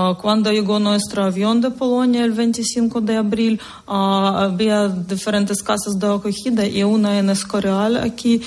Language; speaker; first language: Spanish; non-native, learner; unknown